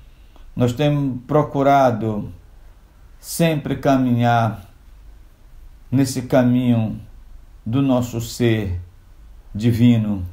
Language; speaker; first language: Portuguese; non-native, local second language; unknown